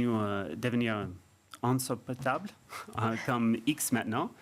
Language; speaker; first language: French; non-native, fluent; English